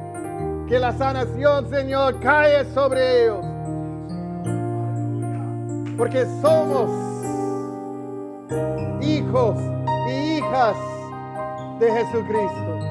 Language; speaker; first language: Spanish; early bilingual, heritage; English